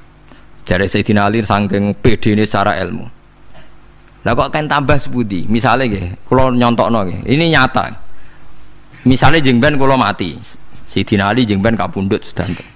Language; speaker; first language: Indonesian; non-native, local second language; Javanese